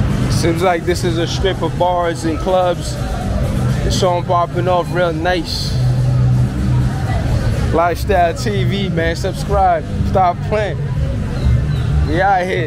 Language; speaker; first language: English; native; English